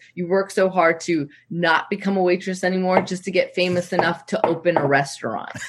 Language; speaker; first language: English; native; English